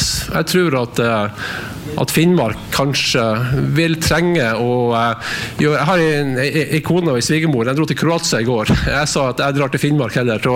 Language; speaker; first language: Norwegian; native; Norwegian